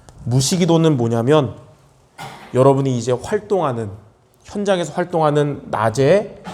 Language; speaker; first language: Korean; native; Korean